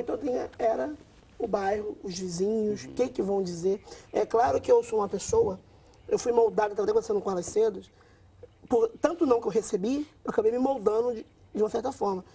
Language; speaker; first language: Portuguese; native; Portuguese